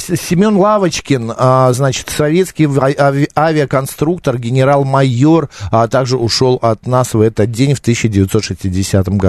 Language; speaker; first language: Russian; native; Russian